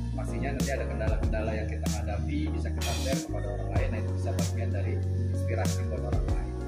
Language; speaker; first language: Indonesian; native; Indonesian